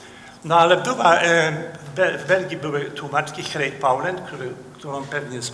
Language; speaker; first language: Polish; non-native, fluent; Dutch